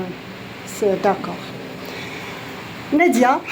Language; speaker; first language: French; non-native, local second language; Arabic